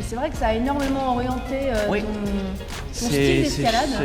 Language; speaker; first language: French; native; French